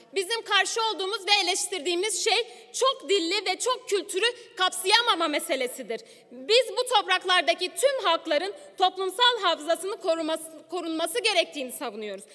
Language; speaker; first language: Turkish; non-native, local second language; Kurdish